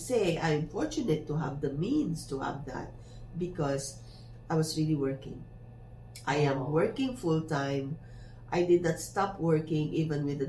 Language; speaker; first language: English; non-native, local second language; Filipino